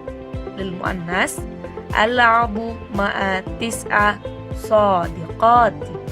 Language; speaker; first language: Arabic; non-native, learner; Indonesian